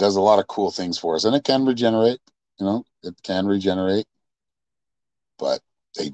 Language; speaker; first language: English; native; English